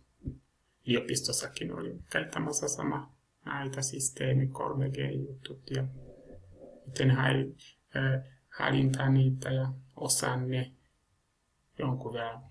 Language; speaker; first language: Finnish; non-native, learner; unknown